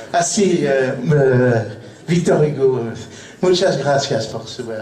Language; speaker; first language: Spanish; non-native, learner; French